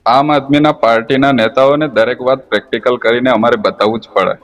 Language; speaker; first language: Gujarati; non-native, local second language; Vasavi